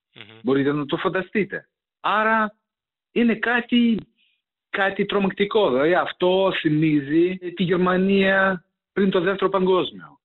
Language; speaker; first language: Greek; non-native, fluent; Ukrainian